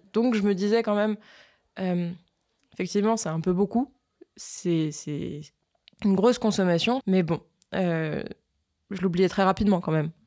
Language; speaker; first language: French; native; French